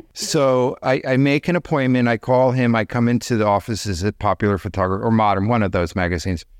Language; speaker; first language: English; native; English